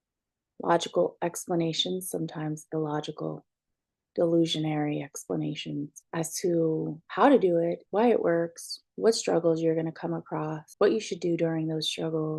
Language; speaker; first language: English; native; English